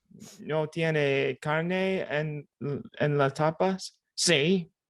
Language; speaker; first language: Spanish; non-native, learner; English